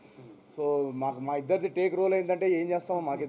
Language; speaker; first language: Telugu; native; Telugu